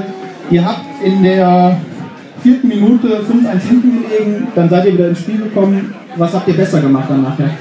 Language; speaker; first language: German; native; German